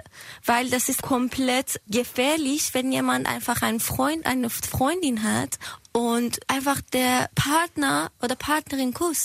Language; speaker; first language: German; non-native, fluent; Persian